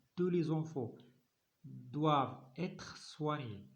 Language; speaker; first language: French; non-native, local second language; Arabic